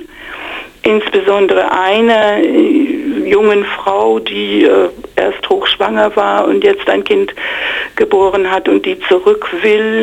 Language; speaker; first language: German; non-native, fluent; English